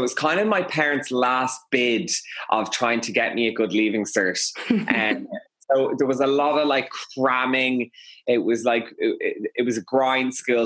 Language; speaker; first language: English; native; English